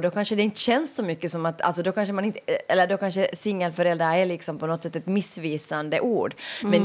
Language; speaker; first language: Swedish; native; Swedish